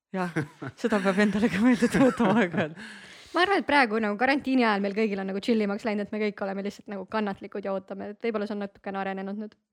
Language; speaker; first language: Estonian; native; Estonian